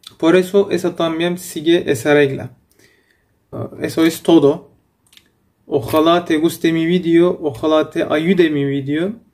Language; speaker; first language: Spanish; non-native, fluent; Turkish